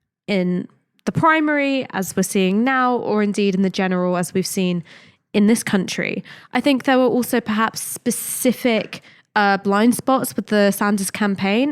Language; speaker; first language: English; native; English